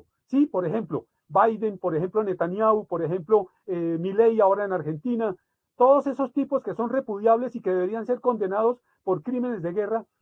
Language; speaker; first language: Spanish; native; Spanish